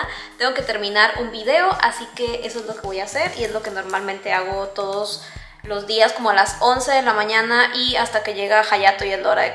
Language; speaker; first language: Spanish; native; Spanish